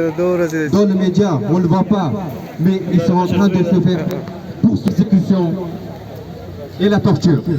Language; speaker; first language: French; non-native, fluent; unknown